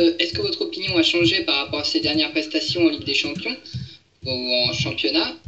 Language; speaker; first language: French; native; French